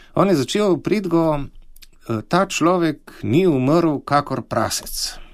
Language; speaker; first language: Slovenian; native; Slovenian